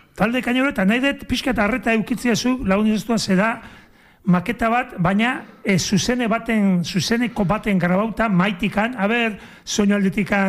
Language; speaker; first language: Basque; native; Basque